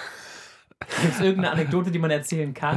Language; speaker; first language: German; native; German